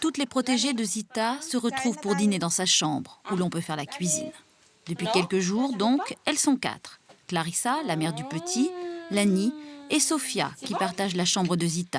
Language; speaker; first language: French; native; French